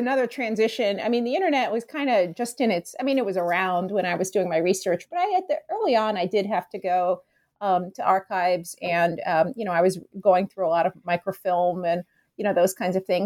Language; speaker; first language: English; native; English